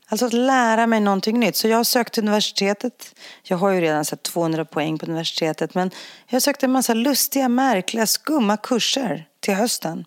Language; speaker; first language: Swedish; early bilingual, other home language; Greek